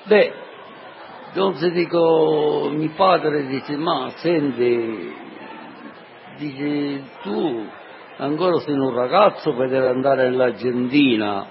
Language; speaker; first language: Italian; non-native, learner; Sicilian